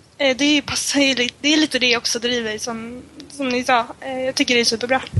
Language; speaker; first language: Swedish; native; Swedish